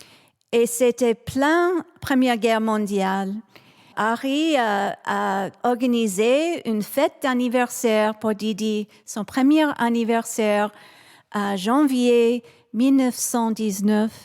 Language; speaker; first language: French; non-native, fluent; English